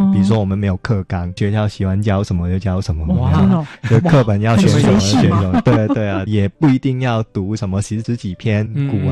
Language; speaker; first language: Chinese; non-native, local second language; Cantonese